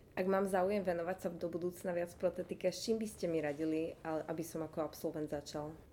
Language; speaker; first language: Slovak; native; Slovak